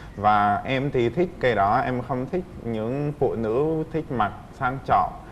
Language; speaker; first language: Vietnamese; non-native, fluent; Czech